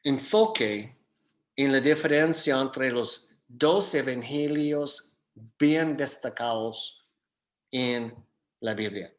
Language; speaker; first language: Spanish; non-native, fluent; English